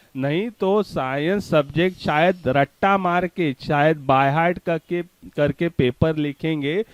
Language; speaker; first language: Hindi; non-native, local second language; Marathi